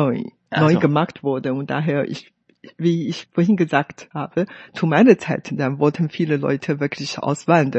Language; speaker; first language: German; non-native, fluent; Chinese